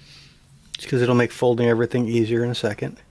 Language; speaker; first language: English; native; English